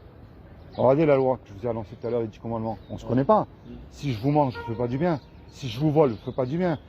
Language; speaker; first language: French; native; French